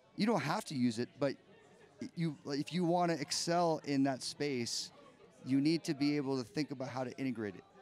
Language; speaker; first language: English; native; English